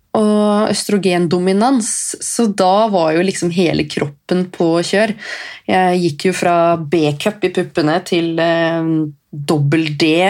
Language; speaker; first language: Norwegian; native; Norwegian